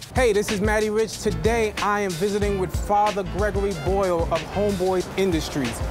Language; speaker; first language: English; native; English